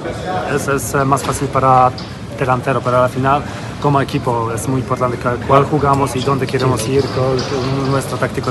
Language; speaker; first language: Spanish; non-native, fluent; Polish